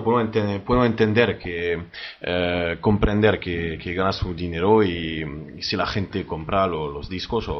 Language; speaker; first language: Spanish; early bilingual, heritage; French